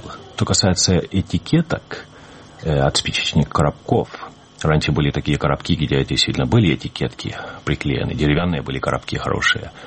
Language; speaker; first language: Russian; native; Russian